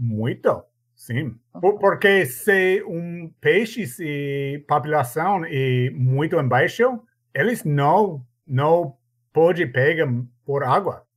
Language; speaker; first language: Portuguese; non-native, learner; English